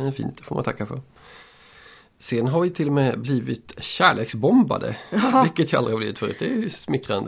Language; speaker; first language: Swedish; native; Swedish